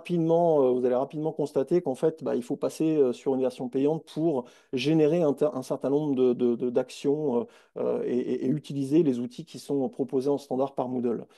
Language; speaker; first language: French; native; French